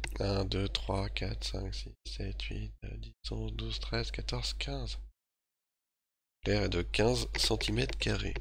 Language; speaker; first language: French; native; French